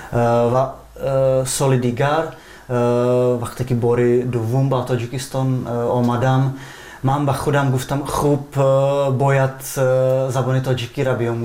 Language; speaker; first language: Persian; non-native, fluent; Czech